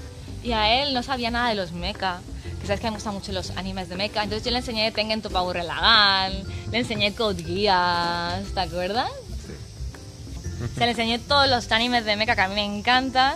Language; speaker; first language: Spanish; native; Spanish